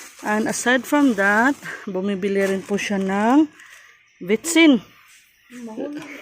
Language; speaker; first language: Filipino; non-native, local second language; Cebuano